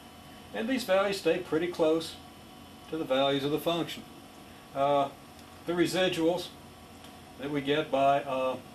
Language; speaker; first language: English; native; English